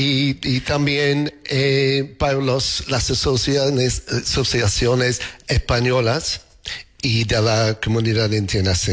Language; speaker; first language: Spanish; non-native, learner; English